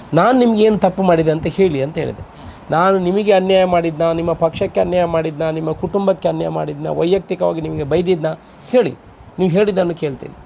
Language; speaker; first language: Kannada; non-native, local second language; Tulu